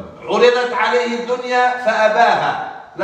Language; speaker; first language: French; non-native, fluent; Arabic